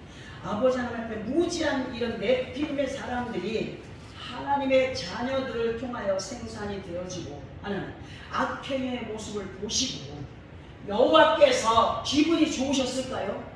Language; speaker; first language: Korean; native; Korean